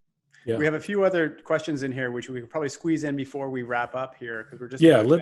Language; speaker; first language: English; native; English